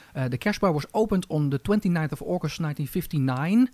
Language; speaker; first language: English; non-native, fluent; Dutch